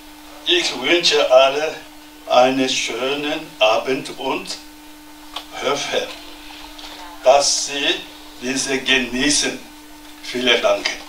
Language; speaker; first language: German; non-native, learner; Tibetan